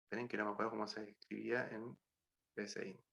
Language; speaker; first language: Spanish; native; Spanish